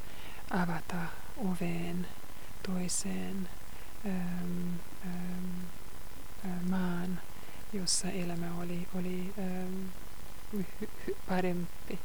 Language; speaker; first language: Finnish; non-native, fluent; Hungarian